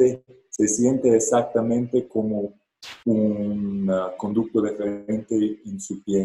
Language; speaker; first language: Spanish; non-native, fluent; English